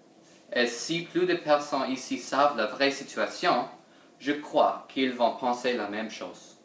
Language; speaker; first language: French; non-native, learner; English